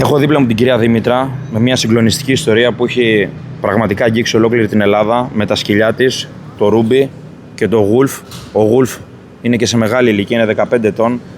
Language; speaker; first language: Greek; native; Greek